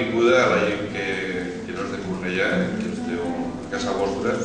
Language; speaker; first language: Catalan; non-native, local second language; Spanish